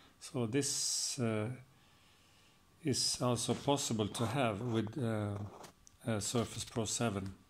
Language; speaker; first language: English; non-native, fluent; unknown